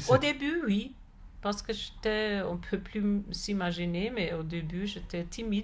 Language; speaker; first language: French; non-native, fluent; German